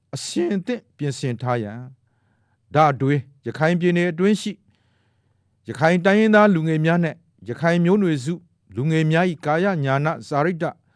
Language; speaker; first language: Burmese; native; Burmese